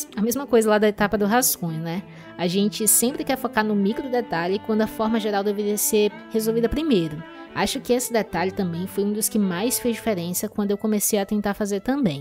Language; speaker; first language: Portuguese; native; Portuguese